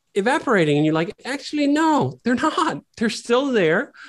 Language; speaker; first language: English; non-native, fluent; Danish